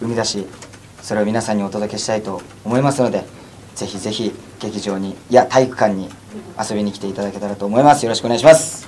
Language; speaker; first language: Japanese; native; Japanese